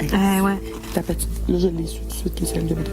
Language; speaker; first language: French; native; French